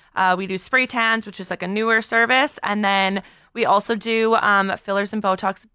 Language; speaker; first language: English; early bilingual, other home language; Portuguese